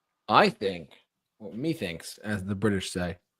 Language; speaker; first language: English; native; English